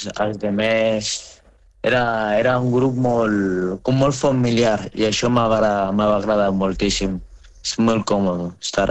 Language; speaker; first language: Catalan; non-native, fluent; Arabic